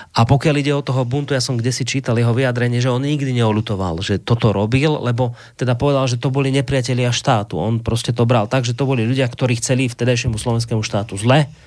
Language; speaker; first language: Slovak; native; Slovak